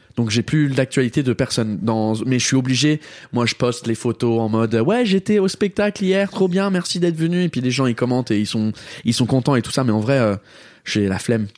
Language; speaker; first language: French; early bilingual, heritage; English